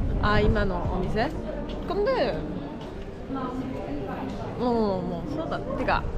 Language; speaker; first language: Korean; non-native, fluent; Japanese